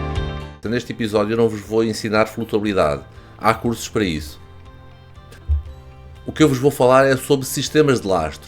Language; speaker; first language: Portuguese; native; Portuguese